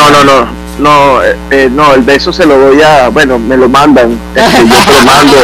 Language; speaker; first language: Spanish; native; Spanish